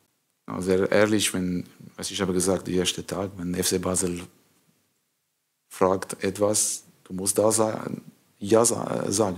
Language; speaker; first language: German; non-native, learner; French